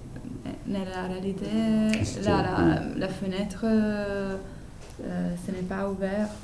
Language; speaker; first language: French; non-native, learner; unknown